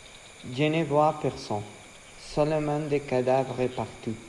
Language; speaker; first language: French; non-native, learner; Spanish